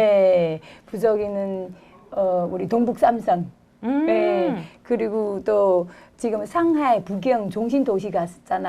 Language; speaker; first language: Korean; non-native, fluent; Chinese